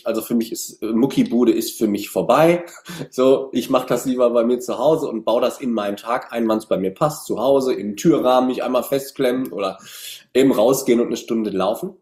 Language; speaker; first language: German; native; German